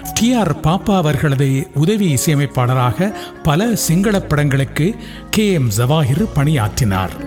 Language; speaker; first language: Tamil; native; Tamil